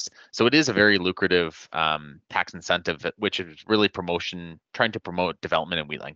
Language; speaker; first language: English; native; English